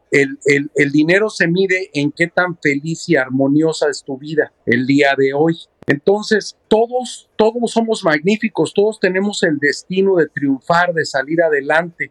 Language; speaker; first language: Spanish; native; Spanish